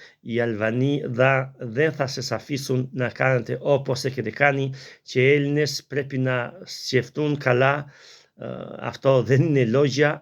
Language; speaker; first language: Greek; non-native, learner; Albanian